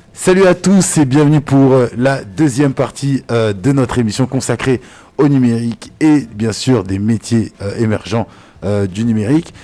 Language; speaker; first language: French; native; French